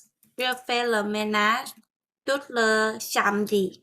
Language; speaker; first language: French; non-native, learner; Vietnamese